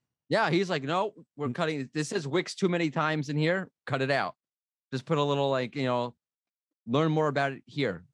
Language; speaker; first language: English; native; English